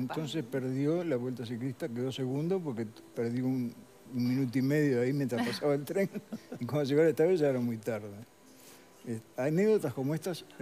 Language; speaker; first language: Spanish; native; Spanish